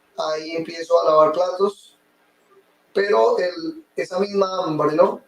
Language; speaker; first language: Spanish; native; Spanish